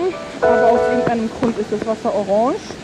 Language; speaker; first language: German; native; German